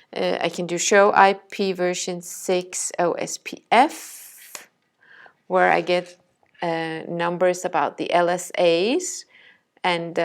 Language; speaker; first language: English; non-native, fluent; Danish